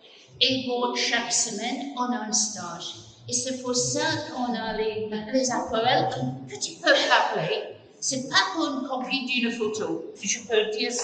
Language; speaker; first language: French; non-native, fluent; English